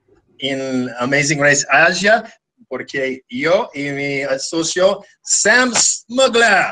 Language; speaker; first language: Spanish; non-native, fluent; French